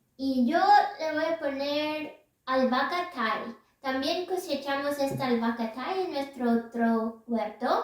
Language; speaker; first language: Spanish; non-native, fluent; English